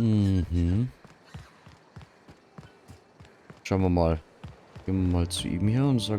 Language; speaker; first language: German; native; German